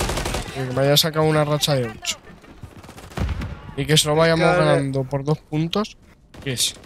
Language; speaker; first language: Spanish; native; Spanish